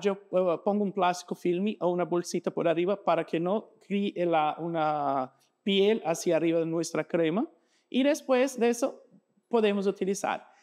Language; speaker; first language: Spanish; non-native, fluent; Portuguese